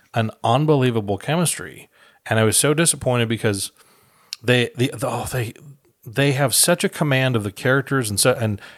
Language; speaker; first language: English; native; English